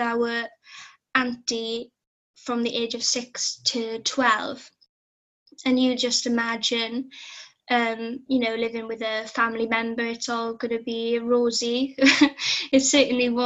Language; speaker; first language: English; native; English